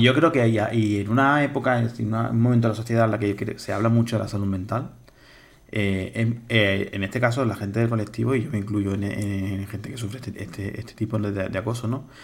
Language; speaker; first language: Spanish; native; Spanish